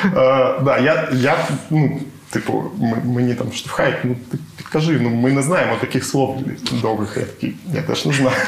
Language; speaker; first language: Ukrainian; native; Ukrainian